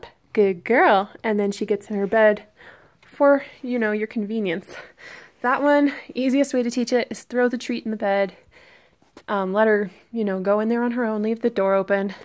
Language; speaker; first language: English; native; English